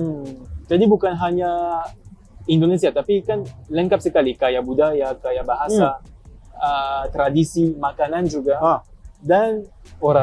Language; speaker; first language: Indonesian; non-native, fluent; French